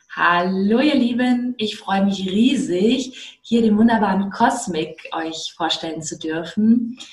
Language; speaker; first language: English; non-native, fluent; German